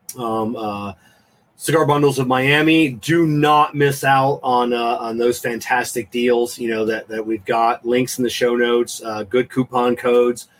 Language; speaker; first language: English; native; English